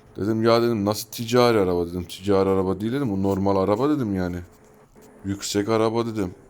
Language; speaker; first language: Turkish; early bilingual, heritage; Turkish